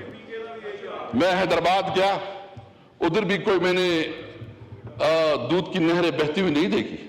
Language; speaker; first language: Urdu; non-native, local second language; Pashto